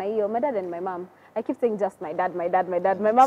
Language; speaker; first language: English; non-native, local second language; Kikuyu